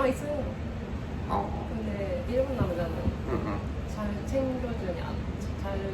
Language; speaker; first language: Korean; non-native, learner; Japanese